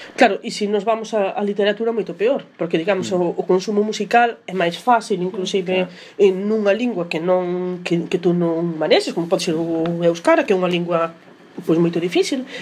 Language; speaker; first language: Galician; non-native, local second language; Spanish